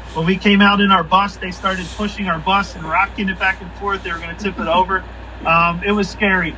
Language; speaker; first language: English; native; English